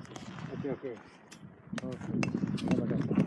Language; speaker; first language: Indonesian; non-native, local second language; Javanese